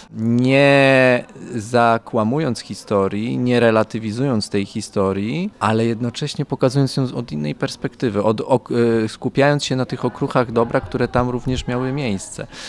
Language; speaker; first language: Polish; native; Polish